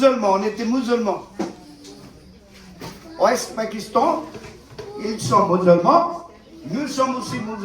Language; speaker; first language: French; non-native, learner; Bangla